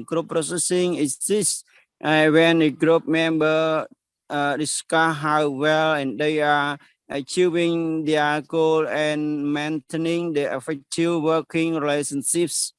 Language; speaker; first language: English; non-native, learner; Khmer